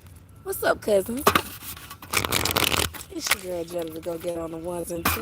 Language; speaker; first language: English; native; English